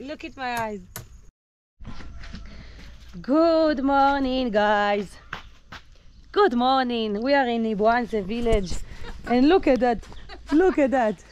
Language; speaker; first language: English; non-native, learner; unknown